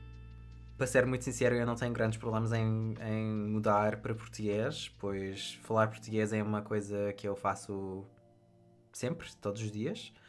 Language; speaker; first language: Portuguese; non-native, fluent; English